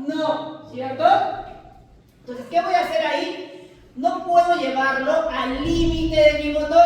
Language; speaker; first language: Spanish; native; Spanish